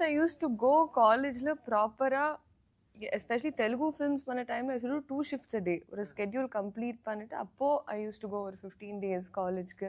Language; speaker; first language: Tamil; non-native, learner; Telugu